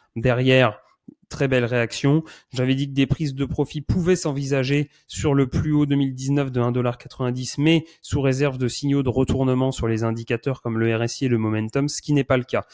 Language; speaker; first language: French; native; French